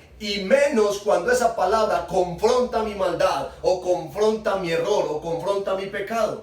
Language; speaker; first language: Spanish; native; Spanish